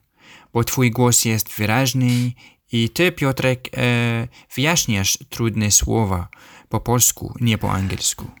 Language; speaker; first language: Polish; non-native, learner; Arabic